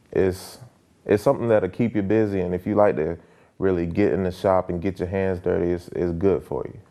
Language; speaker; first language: English; native; English